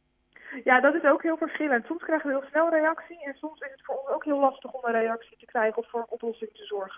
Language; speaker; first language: Dutch; native; Dutch